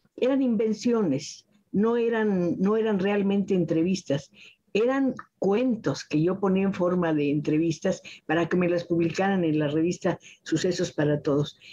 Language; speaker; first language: Spanish; native; Spanish